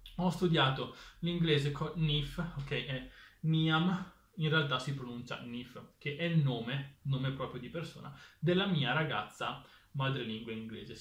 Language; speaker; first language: Italian; native; Italian